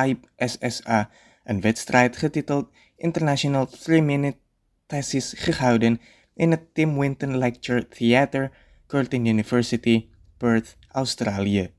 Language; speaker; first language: Dutch; non-native, fluent; Indonesian